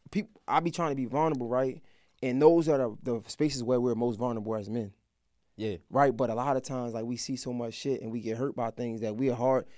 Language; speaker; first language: English; native; English